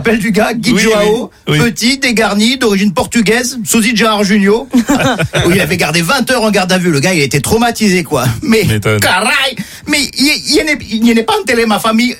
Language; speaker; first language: French; native; French